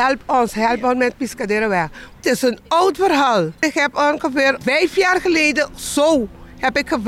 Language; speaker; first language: Dutch; non-native, local second language; Papiamento